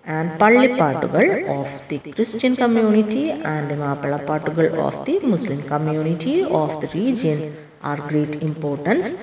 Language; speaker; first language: English; non-native, local second language; Malayalam